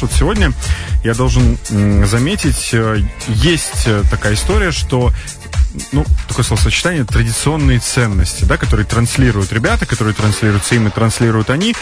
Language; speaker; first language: Russian; native; Russian